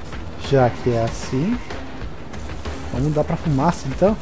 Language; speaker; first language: Portuguese; native; Portuguese